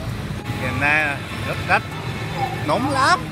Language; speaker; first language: Vietnamese; non-native, learner; Japanese